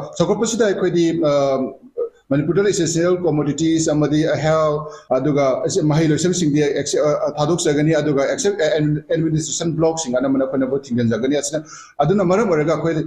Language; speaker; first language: Manipuri; native; Manipuri